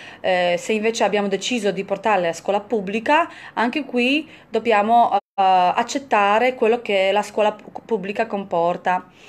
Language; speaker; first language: Italian; non-native, fluent; Polish